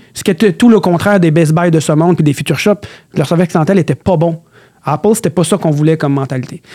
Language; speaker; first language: French; early bilingual, other home language; Arabic